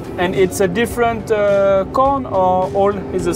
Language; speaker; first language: English; non-native, learner; French